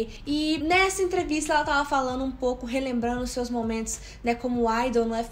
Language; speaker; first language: Portuguese; native; Portuguese